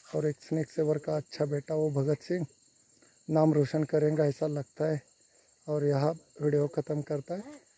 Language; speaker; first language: Hindi; non-native, local second language; Marathi